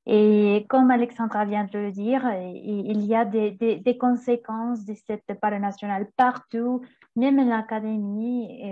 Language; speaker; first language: French; non-native, fluent; Spanish